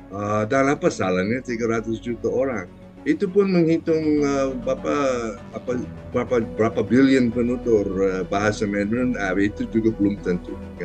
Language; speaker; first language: Indonesian; non-native, fluent; English